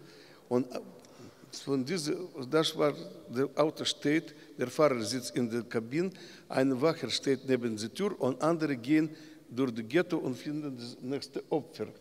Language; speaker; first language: German; non-native, learner; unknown